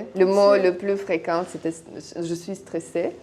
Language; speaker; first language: French; non-native, fluent; Russian